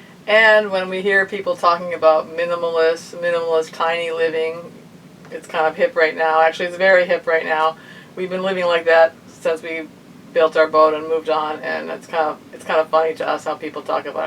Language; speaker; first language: English; native; English